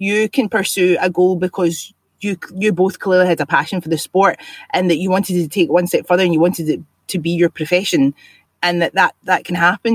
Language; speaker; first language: English; native; English